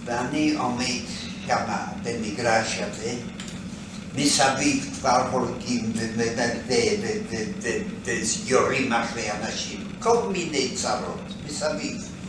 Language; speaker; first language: Hebrew; non-native, fluent; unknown